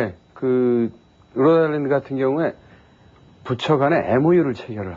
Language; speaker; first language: Korean; native; Korean